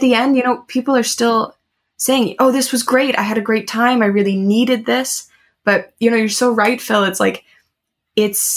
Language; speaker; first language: English; native; English